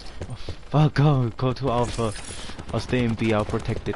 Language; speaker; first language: English; non-native, fluent; Spanish